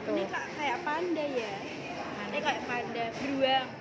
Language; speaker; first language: Indonesian; native; Indonesian